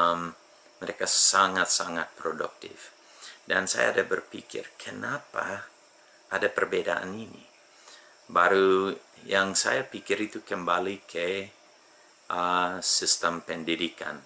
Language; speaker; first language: Indonesian; non-native, fluent; English